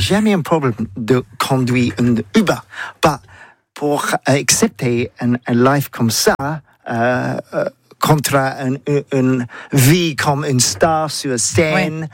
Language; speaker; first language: French; non-native, learner; English